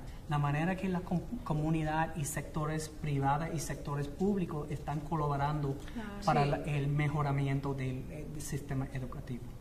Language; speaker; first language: Spanish; non-native, fluent; English